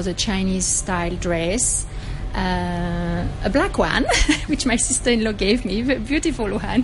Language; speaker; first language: English; non-native, fluent; French